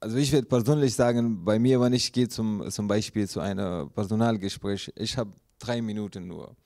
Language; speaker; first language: German; non-native, learner; Urdu